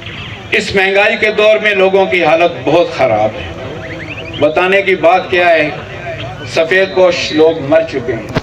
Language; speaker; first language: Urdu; non-native, local second language; Punjabi